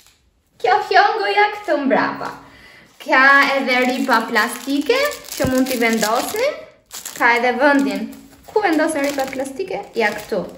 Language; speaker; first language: Albanian; early bilingual, heritage; Albanian